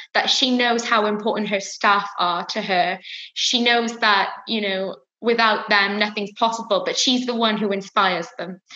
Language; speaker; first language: English; native; English